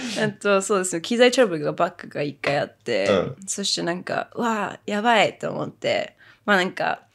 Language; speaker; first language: Japanese; early bilingual, heritage; Japanese